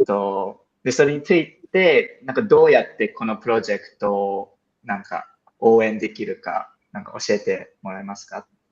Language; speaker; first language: Japanese; non-native, fluent; English